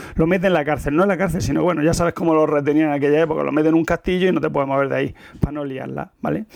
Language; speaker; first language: Spanish; native; Spanish